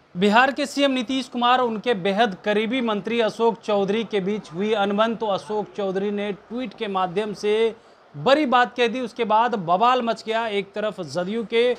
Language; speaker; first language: Hindi; native; Hindi